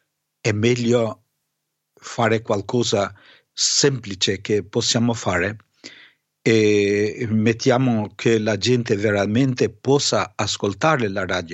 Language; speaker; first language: Italian; non-native, fluent; Albanian